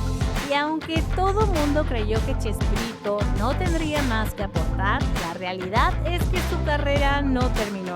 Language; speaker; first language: Spanish; native; Spanish